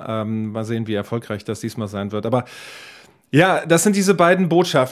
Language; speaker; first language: German; native; German